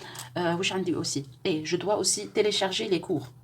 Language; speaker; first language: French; non-native, local second language; Arabic